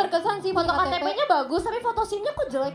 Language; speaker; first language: Indonesian; native; Indonesian